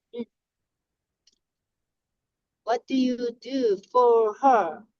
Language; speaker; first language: English; non-native, learner; Korean